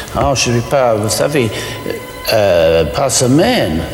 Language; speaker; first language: French; non-native, fluent; English